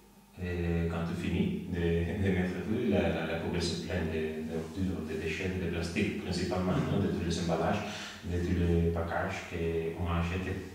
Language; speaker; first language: French; non-native, learner; Spanish